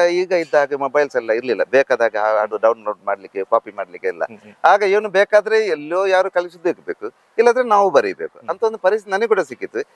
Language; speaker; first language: Kannada; non-native, local second language; Konkani